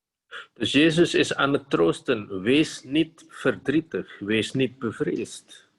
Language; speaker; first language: Dutch; non-native, fluent; Indonesian